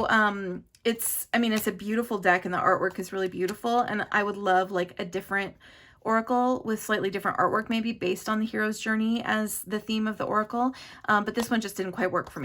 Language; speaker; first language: English; native; English